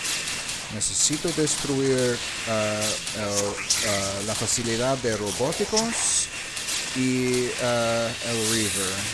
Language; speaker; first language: Spanish; non-native, learner; English